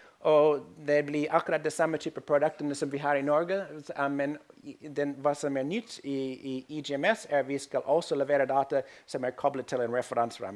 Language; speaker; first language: Norwegian; non-native, fluent; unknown